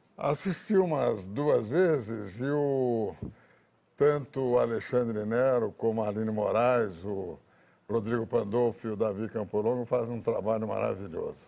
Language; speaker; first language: Portuguese; native; Portuguese